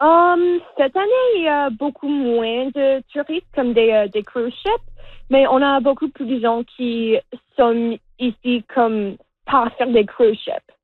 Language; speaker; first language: French; non-native, local second language; English